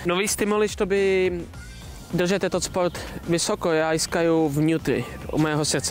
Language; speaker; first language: Russian; non-native, learner; Czech